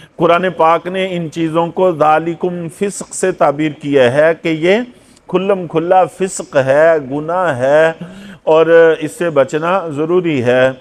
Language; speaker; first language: Urdu; native; Urdu